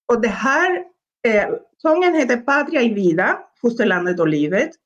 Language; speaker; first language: Swedish; non-native, fluent; Spanish